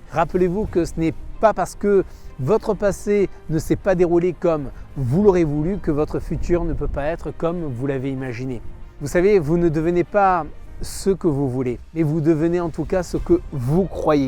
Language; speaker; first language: French; native; French